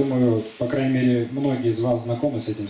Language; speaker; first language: Russian; native; Russian